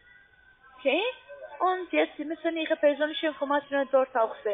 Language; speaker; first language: German; non-native, learner; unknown